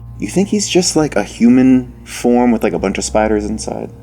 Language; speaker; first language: English; native; English